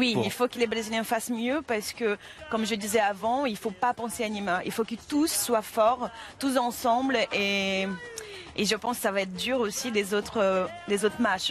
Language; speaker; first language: French; non-native, fluent; Portuguese